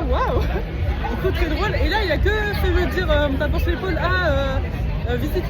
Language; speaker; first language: French; native; French